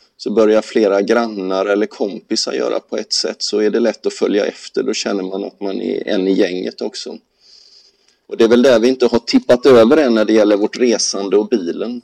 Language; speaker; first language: Swedish; native; Swedish